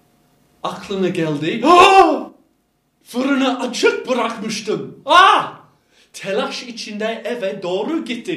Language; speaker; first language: Turkish; non-native, fluent; English